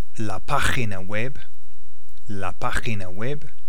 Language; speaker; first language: Spanish; non-native, learner; English